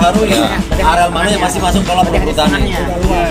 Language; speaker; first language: Indonesian; native; Indonesian